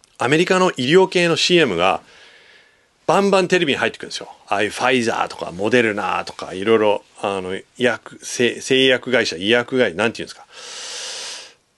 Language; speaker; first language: Japanese; non-native, fluent; English